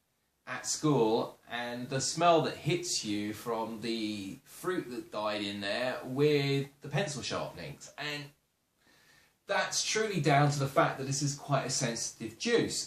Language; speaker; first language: English; native; English